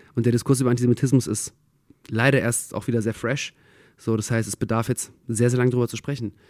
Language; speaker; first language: German; early bilingual, other home language; Russian